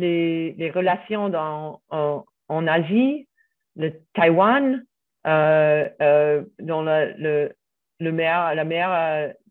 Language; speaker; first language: French; non-native, fluent; English